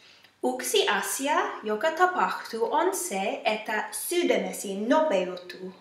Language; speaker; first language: Finnish; non-native, fluent; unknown